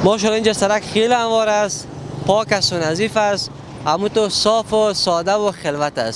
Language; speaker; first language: Persian; native; Persian